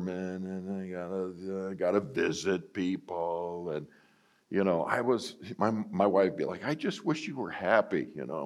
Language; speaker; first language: English; native; English